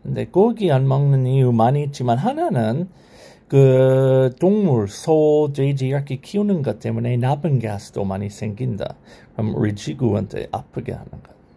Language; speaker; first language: Korean; non-native, learner; English